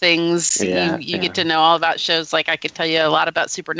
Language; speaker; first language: English; native; English